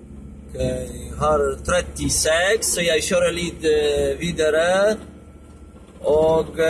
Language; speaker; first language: Swedish; non-native, learner; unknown